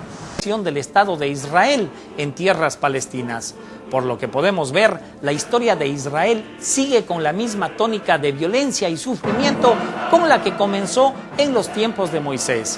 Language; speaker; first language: Spanish; native; Spanish